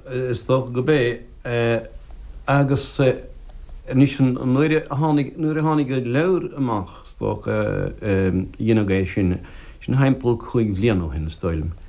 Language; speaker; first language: Irish; native; Irish